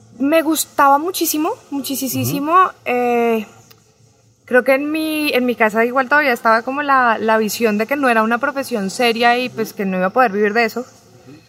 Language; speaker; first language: Spanish; native; Spanish